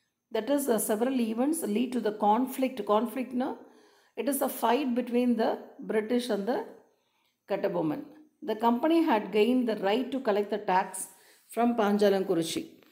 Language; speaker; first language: English; non-native, local second language; Tamil